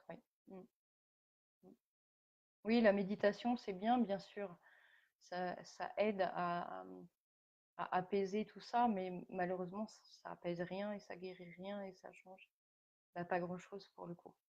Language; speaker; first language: French; native; French